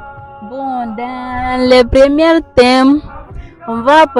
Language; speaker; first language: French; non-native, learner; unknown